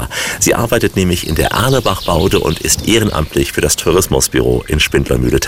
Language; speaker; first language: German; native; German